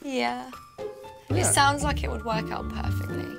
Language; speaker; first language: English; native; English